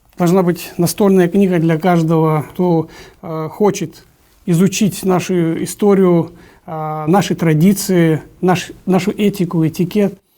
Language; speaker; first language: Russian; non-native, local second language; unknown